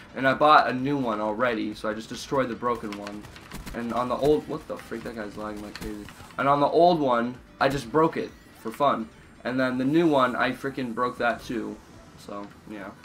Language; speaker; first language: English; native; English